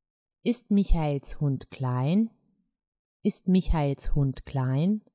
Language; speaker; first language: German; non-native, fluent; Croatian